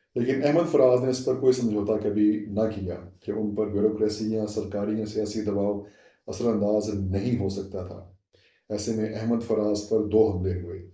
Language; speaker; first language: Urdu; non-native, local second language; Saraiki